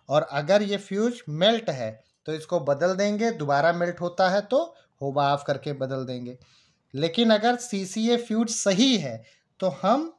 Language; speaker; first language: Hindi; native; Hindi